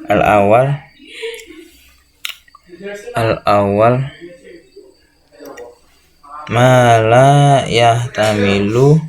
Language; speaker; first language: Arabic; non-native, learner; Indonesian